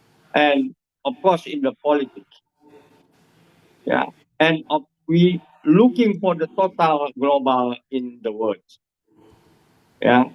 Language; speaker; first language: English; non-native, learner; Indonesian